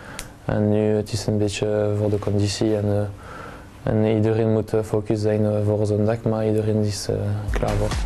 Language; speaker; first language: Dutch; non-native, local second language; French